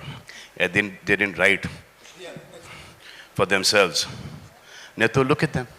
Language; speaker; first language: English; non-native, local second language; Hindi